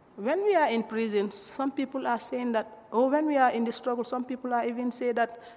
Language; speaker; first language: English; non-native, local second language; Mandingo